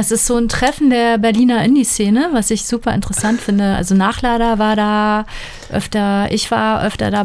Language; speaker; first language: German; native; German